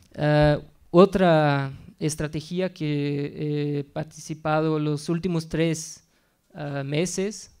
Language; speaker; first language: Spanish; non-native, fluent; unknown